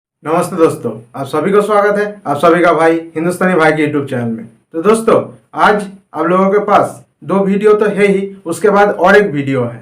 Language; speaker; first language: Hindi; non-native, fluent; Bangla